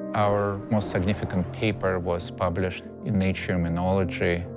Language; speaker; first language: English; non-native, fluent; Russian